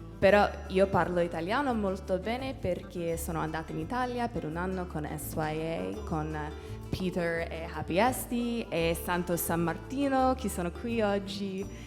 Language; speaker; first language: Italian; non-native, learner; English